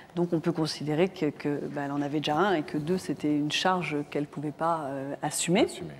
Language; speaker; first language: French; native; French